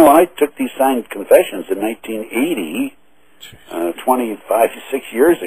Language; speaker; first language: English; native; English